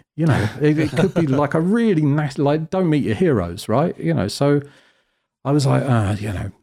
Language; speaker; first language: English; native; English